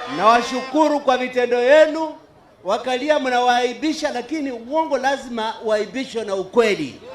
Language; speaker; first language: Swahili; non-native, local second language; Luyia